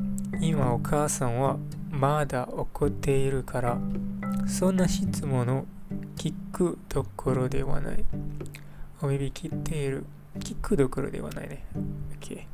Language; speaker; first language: Japanese; non-native, learner; English